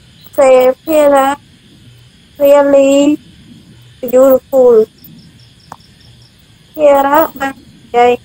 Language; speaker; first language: English; non-native, learner; Khmer